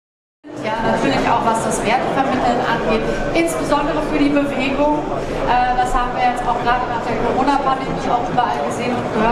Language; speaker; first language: German; native; German